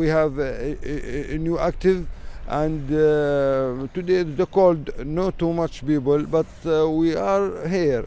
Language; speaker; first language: English; non-native, learner; Arabic